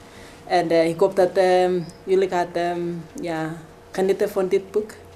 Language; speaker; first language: Dutch; non-native, fluent; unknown